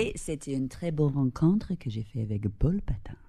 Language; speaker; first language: French; non-native, fluent; English